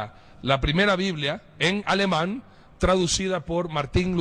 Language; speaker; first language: Spanish; native; Spanish